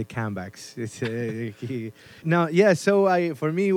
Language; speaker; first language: English; non-native, fluent; Spanish